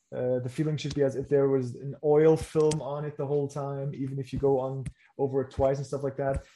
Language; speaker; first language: English; non-native, fluent; German